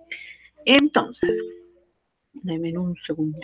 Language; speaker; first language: Spanish; native; Spanish